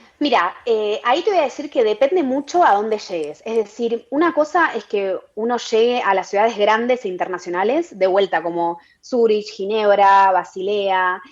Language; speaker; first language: Spanish; native; Spanish